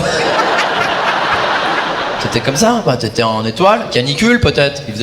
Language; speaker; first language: French; native; French